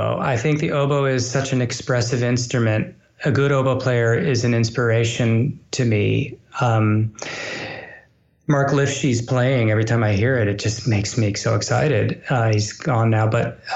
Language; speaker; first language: English; native; English